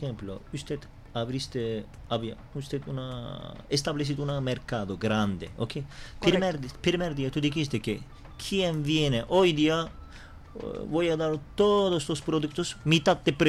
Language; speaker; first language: Spanish; non-native, learner; Turkish